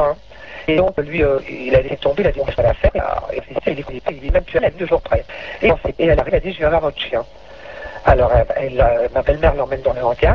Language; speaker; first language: French; native; French